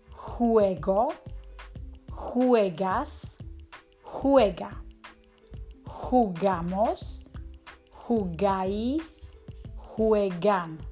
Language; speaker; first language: Spanish; non-native, fluent; Slovak